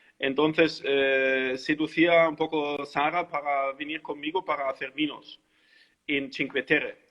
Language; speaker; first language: Spanish; non-native, fluent; German